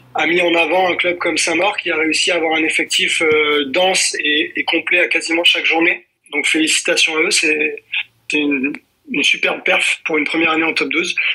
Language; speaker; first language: French; native; French